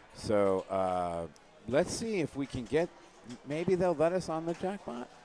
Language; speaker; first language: English; native; English